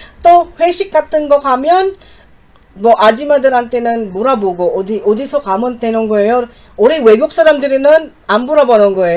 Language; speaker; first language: Korean; non-native, learner; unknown